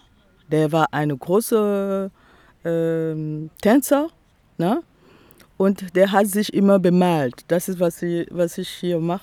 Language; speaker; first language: German; non-native, fluent; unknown